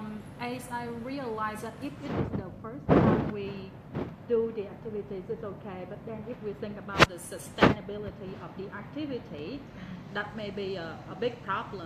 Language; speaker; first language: English; non-native, fluent; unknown